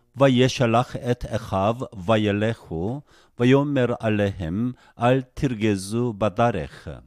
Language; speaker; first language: Hebrew; non-native, fluent; Korean